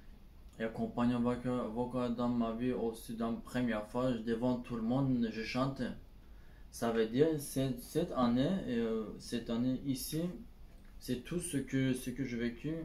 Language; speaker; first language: French; non-native, learner; Turkish